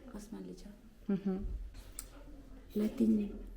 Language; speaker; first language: Turkish; non-native, learner; Malay